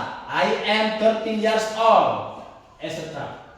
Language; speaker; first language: English; non-native, learner; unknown